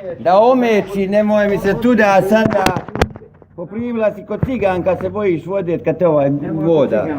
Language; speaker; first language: Bosnian; native; Bosnian